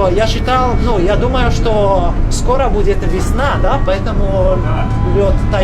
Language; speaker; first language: Russian; non-native, fluent; Italian